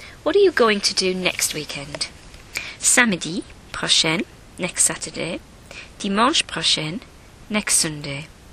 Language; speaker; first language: English; native; English